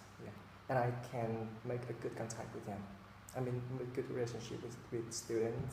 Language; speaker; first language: English; non-native, fluent; Vietnamese